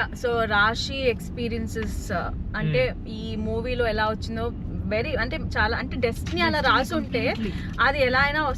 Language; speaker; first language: Telugu; native; Telugu